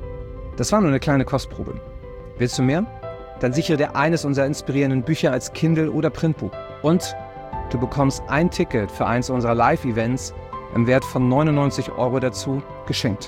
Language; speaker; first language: German; native; German